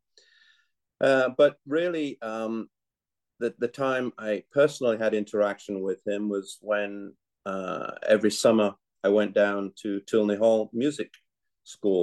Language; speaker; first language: English; native; English